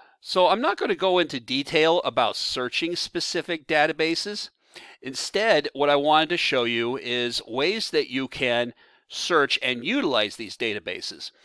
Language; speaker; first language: English; native; English